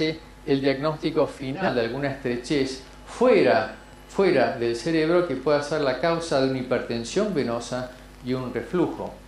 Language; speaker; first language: Spanish; native; Spanish